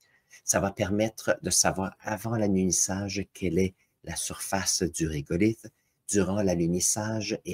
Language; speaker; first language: French; native; French